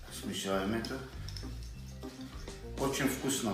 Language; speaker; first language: Russian; non-native, local second language; Azerbaijani